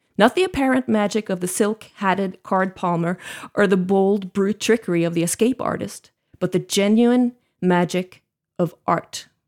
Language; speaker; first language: English; non-native, fluent; Norwegian